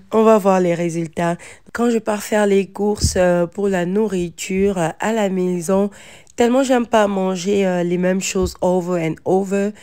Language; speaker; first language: French; non-native, local second language; Lingala